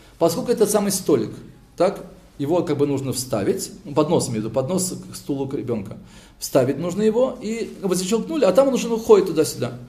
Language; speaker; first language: Russian; early bilingual, heritage; Hebrew